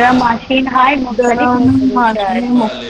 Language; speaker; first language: Persian; non-native, learner; Urdu